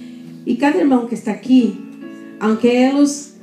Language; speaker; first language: Portuguese; non-native, fluent; Spanish